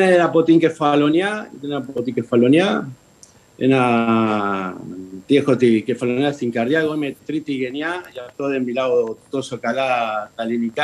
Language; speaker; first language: Greek; early bilingual, heritage; Spanish